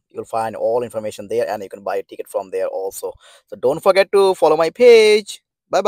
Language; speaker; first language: English; non-native, local second language; Bangla